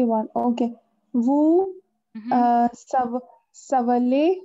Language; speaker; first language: French; non-native, learner; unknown